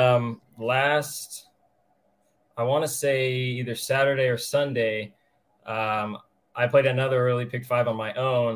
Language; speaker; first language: English; native; English